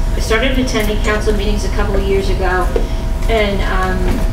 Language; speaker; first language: English; native; English